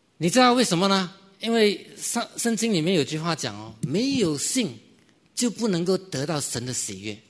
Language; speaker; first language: Chinese; native; Chinese